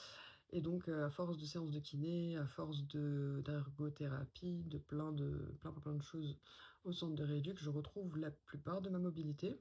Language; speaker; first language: French; native; French